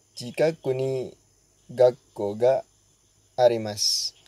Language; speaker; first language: Japanese; non-native, learner; Malay